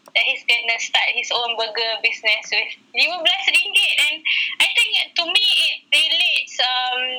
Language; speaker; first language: English; non-native, local second language; Malay